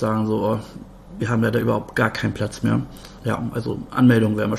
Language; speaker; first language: German; native; German